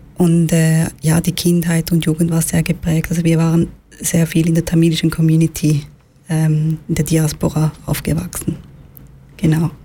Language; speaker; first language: German; early bilingual, other home language; Tamil